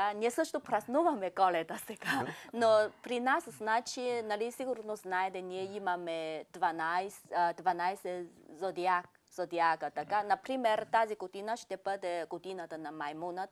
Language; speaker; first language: Bulgarian; non-native, fluent; Chinese